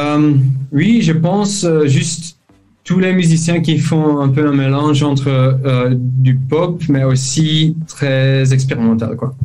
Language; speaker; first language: French; non-native, local second language; Dutch